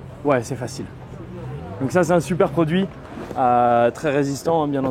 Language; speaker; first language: French; native; French